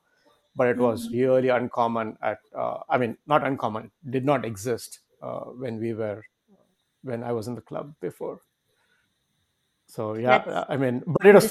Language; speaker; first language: English; non-native, local second language; Kannada